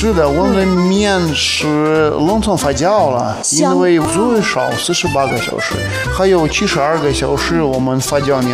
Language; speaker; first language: Chinese; non-native, learner; Russian